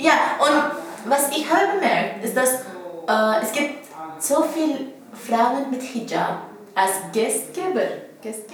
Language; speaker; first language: German; non-native, learner; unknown